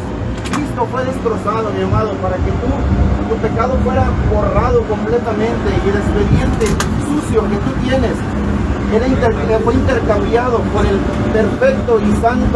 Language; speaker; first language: Spanish; native; Spanish